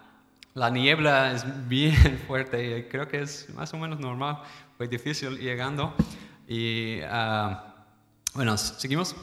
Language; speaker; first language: Spanish; non-native, fluent; English